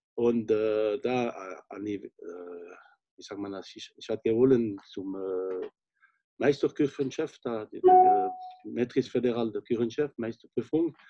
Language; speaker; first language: German; non-native, fluent; French